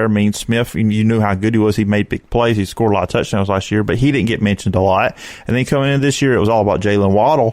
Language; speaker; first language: English; native; English